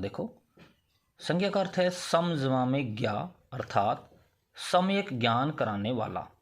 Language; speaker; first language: Hindi; native; Hindi